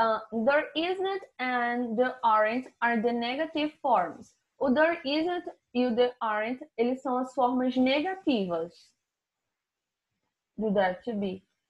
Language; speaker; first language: English; non-native, fluent; Portuguese